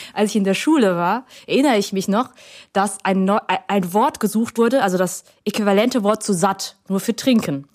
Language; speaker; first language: German; early bilingual, other home language; Vietnamese